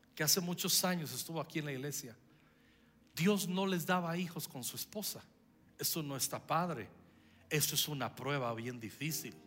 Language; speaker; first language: Spanish; native; Spanish